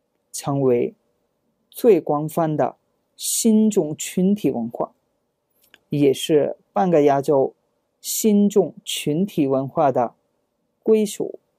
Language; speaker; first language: Chinese; non-native, fluent; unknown